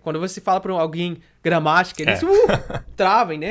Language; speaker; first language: Portuguese; non-native, fluent; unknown